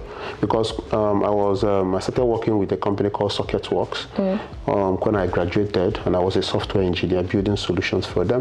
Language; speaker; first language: English; non-native, local second language; Igbo